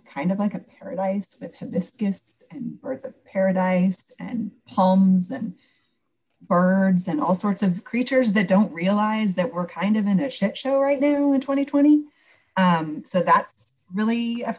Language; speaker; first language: English; native; English